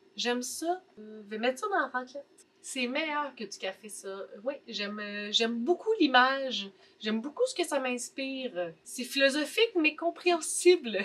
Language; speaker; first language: French; native; French